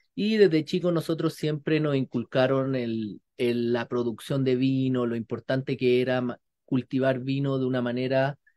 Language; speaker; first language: Spanish; native; Spanish